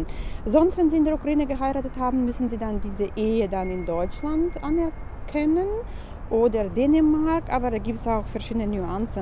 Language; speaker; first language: German; non-native, fluent; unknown